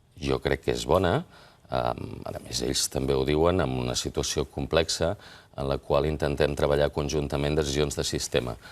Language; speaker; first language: Catalan; native; Catalan